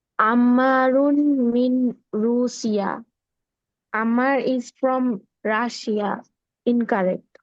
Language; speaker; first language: English; non-native, learner; Bangla